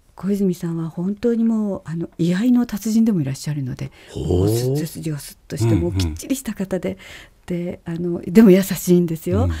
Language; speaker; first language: Japanese; native; Japanese